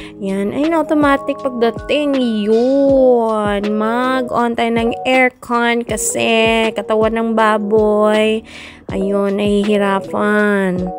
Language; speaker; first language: Filipino; non-native, local second language; Cebuano